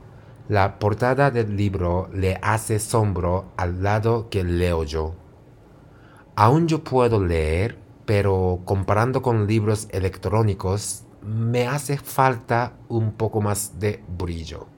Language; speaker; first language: Spanish; non-native, fluent; Japanese